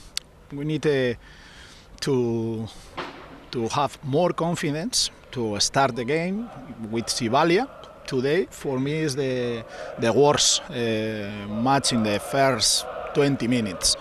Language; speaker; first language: English; non-native, learner; Spanish